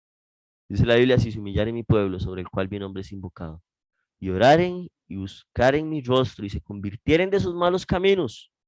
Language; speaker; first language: Spanish; native; Spanish